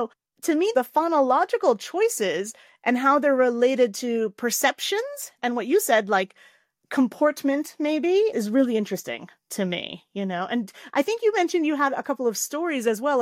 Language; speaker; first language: English; native; English